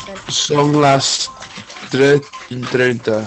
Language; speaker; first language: Spanish; non-native, learner; English